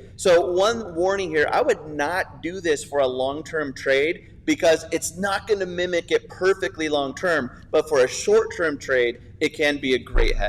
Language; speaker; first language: English; native; English